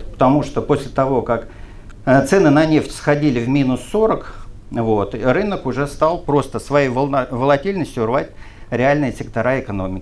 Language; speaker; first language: Russian; native; Russian